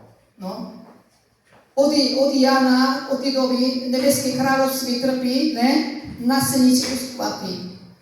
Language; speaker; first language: Czech; non-native, learner; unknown